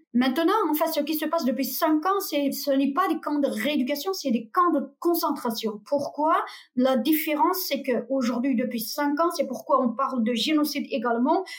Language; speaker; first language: French; non-native, fluent; Uyghur